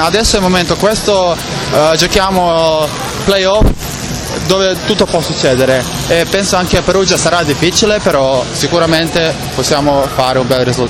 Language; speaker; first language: Italian; non-native, fluent; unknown